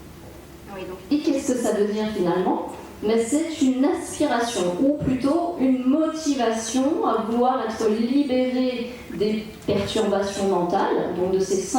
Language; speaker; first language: French; native; French